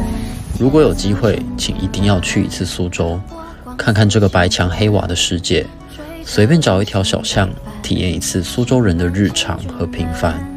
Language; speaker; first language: Chinese; native; Chinese